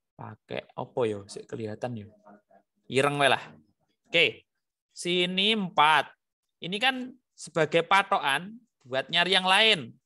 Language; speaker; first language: Indonesian; native; Indonesian